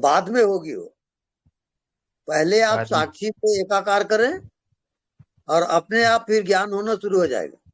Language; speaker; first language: Hindi; native; Hindi